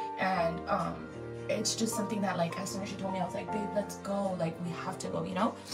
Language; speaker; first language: English; early bilingual, other home language; Spanish